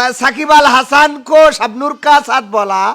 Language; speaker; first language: Hindi; non-native, learner; Bangla